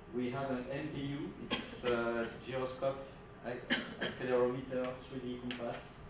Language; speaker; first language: English; non-native, fluent; French